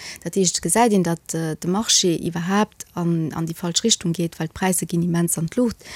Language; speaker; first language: Luxembourgish; early bilingual, other home language; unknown